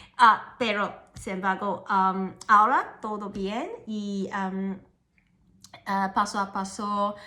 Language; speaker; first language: Spanish; non-native, learner; Cantonese